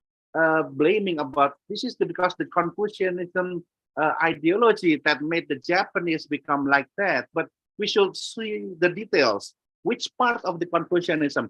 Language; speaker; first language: English; non-native, fluent; Indonesian